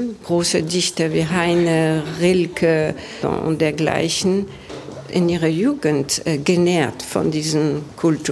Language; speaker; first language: German; early bilingual, heritage; German